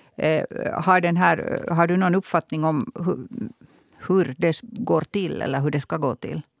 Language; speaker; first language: Swedish; native; Swedish